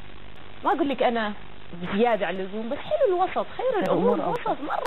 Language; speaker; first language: Arabic; native; Arabic